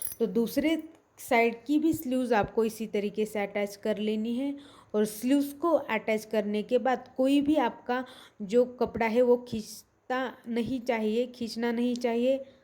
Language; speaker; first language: Hindi; non-native, local second language; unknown